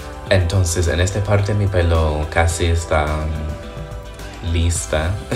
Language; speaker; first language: Spanish; non-native, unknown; English